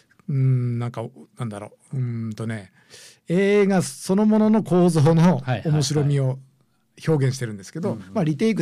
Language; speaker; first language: Japanese; native; Japanese